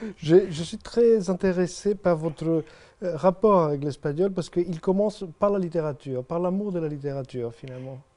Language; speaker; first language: French; non-native, fluent; Spanish